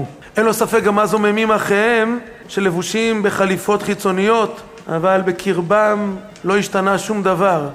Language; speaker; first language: Hebrew; native; Hebrew